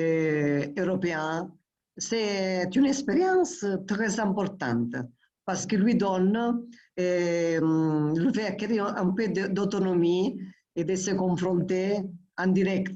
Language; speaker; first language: French; non-native, fluent; Italian